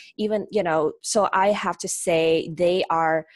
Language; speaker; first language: English; non-native, fluent; Chinese